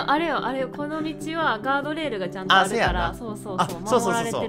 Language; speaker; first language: Japanese; native; Japanese